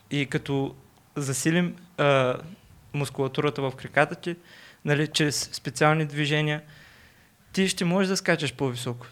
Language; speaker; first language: Bulgarian; non-native, local second language; Turkish